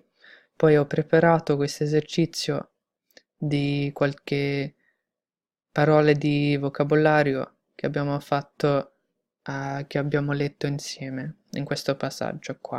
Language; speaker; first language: Italian; non-native, fluent; English